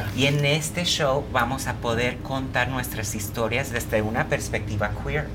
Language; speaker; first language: Spanish; early bilingual, heritage; Spanish